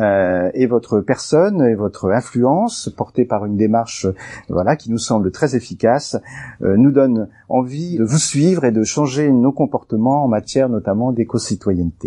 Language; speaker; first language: French; native; French